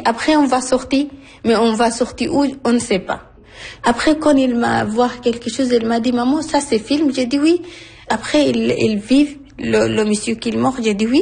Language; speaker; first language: French; non-native, learner; Arabic